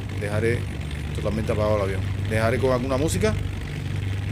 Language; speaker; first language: Spanish; native; Spanish